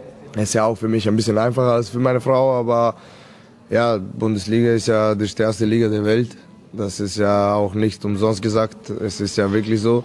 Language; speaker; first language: German; non-native, fluent; Serbian